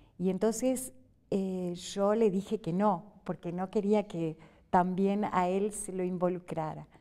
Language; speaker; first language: Spanish; native; Spanish